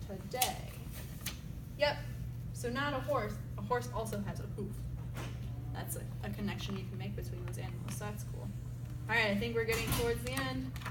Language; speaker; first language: English; native; English